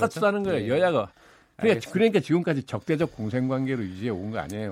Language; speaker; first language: Korean; native; Korean